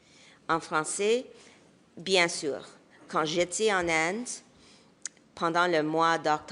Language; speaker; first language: French; non-native, local second language; English